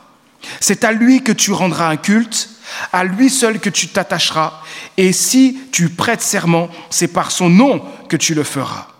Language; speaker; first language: French; native; French